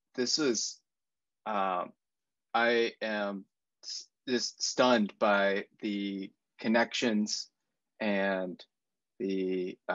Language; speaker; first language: English; native; English